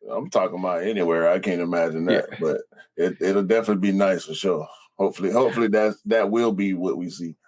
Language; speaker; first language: English; native; English